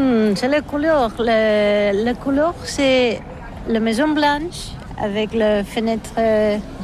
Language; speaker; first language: French; non-native, learner; Catalan